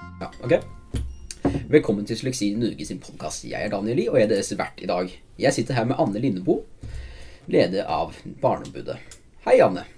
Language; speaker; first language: Norwegian; native; Norwegian